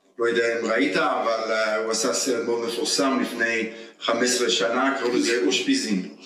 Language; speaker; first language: Hebrew; early bilingual, heritage; Hebrew